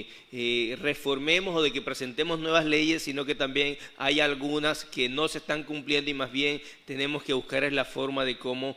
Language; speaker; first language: Spanish; native; Spanish